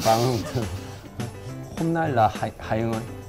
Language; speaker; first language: Vietnamese; non-native, learner; Korean